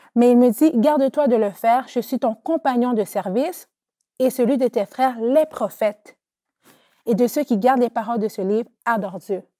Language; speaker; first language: French; native; French